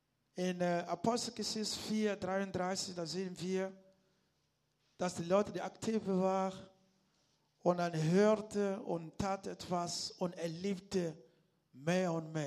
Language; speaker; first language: German; non-native, learner; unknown